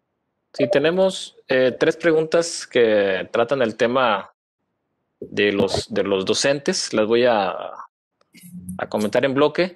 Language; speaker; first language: Spanish; native; Spanish